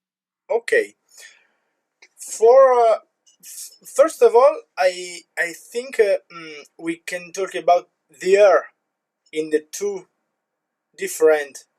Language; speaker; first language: English; non-native, learner; Italian